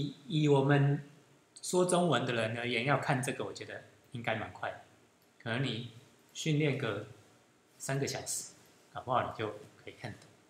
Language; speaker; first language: Chinese; native; Chinese